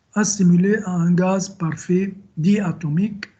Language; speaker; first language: French; non-native, local second language; Arabic